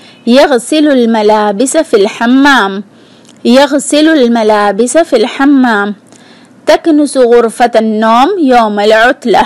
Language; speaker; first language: Arabic; non-native, fluent; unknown